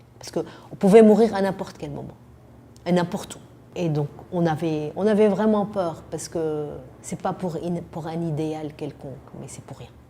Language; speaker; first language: French; non-native, fluent; Arabic